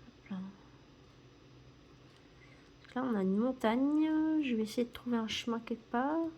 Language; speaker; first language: French; native; French